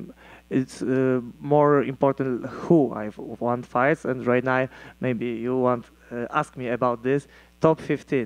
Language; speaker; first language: English; non-native, learner; Polish